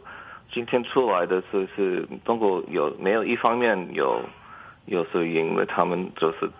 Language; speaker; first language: Chinese; early bilingual, heritage; English